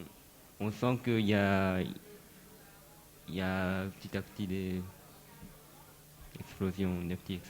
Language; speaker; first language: French; non-native, fluent; Japanese